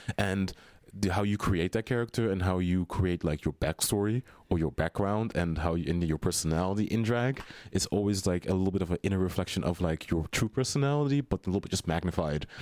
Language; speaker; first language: English; non-native, fluent; Dutch